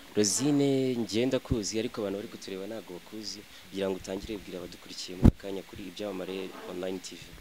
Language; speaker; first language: Kinyarwanda; native; Kinyarwanda